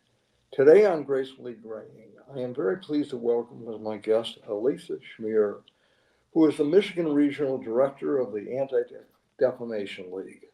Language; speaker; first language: English; native; English